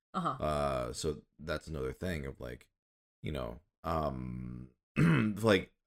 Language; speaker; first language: English; native; English